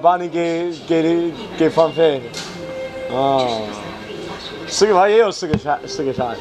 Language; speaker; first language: Chinese; non-native, learner; English